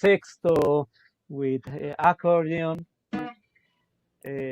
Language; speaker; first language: English; non-native, local second language; Spanish